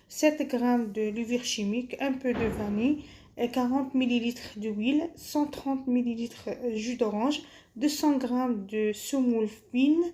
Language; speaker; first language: French; non-native, fluent; Arabic